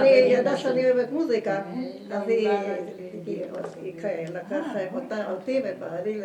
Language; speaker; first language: Hebrew; non-native, fluent; Spanish